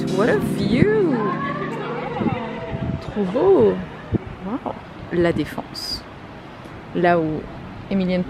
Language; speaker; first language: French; native; French